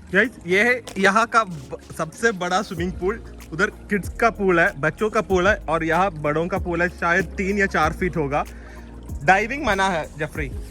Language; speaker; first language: Hindi; non-native, local second language; Malayalam